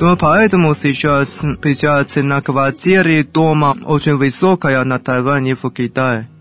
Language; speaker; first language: Russian; non-native, learner; Chinese